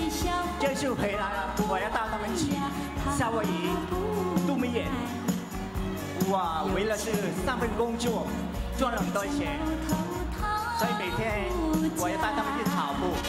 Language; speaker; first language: Chinese; early bilingual, heritage; Chinese